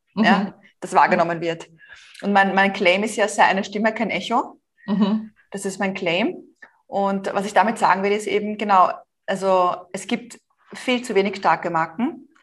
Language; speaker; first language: German; native; German